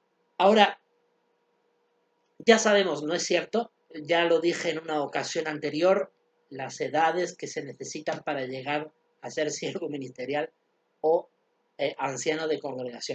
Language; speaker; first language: Spanish; native; Spanish